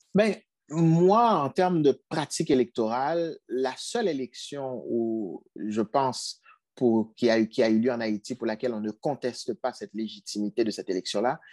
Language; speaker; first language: French; non-native, local second language; Haitian Creole